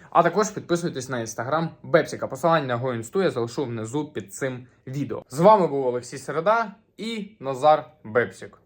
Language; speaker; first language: Ukrainian; native; Ukrainian